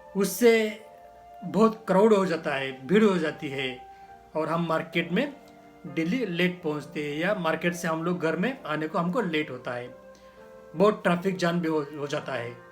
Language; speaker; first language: Hindi; non-native, local second language; Marathi